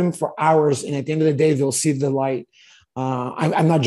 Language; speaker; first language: English; native; English